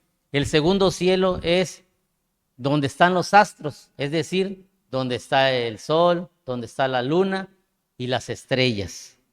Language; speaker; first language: Spanish; native; Spanish